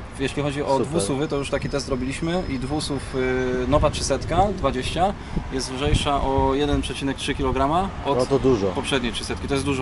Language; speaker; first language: Polish; native; Polish